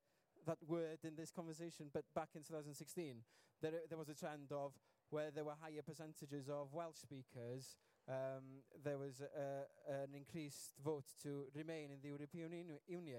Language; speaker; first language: English; non-native, local second language; Welsh